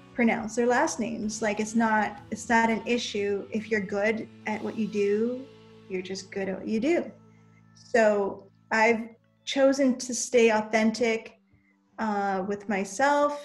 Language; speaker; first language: English; native; English